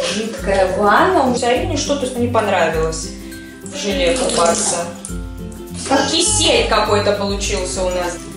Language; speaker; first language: Russian; native; Russian